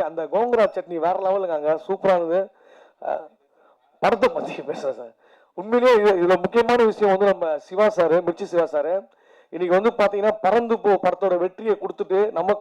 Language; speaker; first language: Tamil; native; Tamil